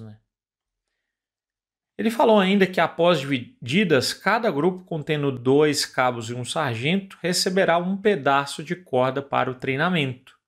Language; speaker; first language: Portuguese; native; Portuguese